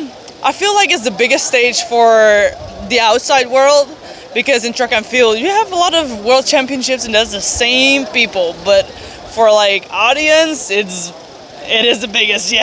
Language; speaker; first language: English; non-native, fluent; Dutch